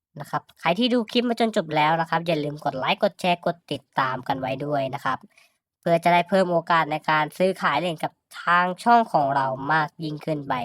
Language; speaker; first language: Thai; native; Thai